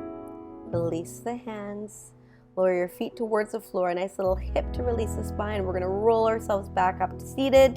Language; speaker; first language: English; native; English